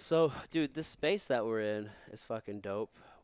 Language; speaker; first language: English; native; English